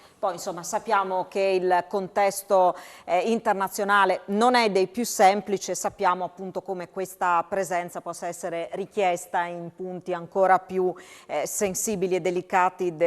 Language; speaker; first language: Italian; native; Italian